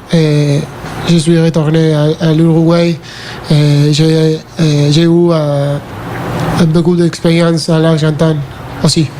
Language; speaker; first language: French; non-native, fluent; Spanish